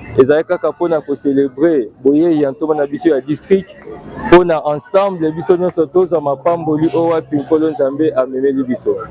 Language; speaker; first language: Lingala; non-native, local second language; Kongo